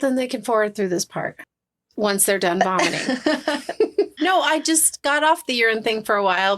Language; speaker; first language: English; native; English